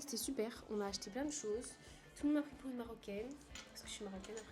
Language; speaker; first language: French; native; French